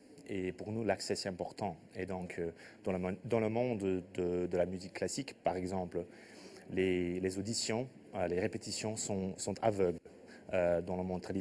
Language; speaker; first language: French; non-native, fluent; English